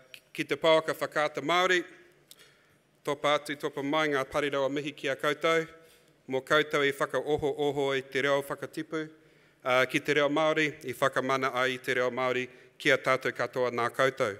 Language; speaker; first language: Māori; non-native, local second language; English